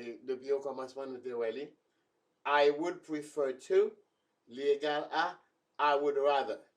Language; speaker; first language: French; non-native, local second language; Haitian Creole